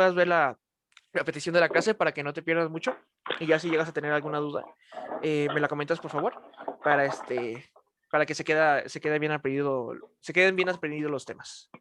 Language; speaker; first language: Spanish; native; Spanish